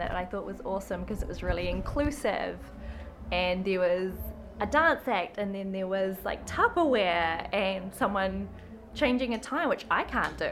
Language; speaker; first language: English; native; English